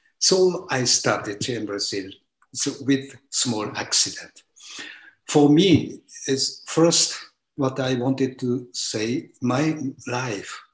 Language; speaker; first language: English; non-native, learner; Japanese